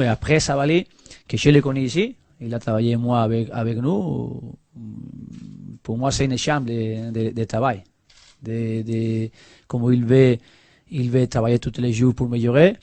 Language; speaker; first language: French; non-native, learner; Spanish